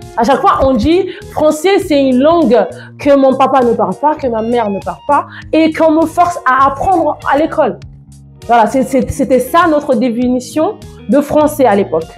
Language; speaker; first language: French; non-native, fluent; Yoruba